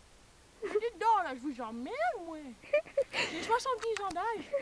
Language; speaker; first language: French; native; French